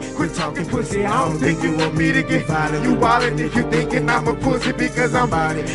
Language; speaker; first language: English; native; English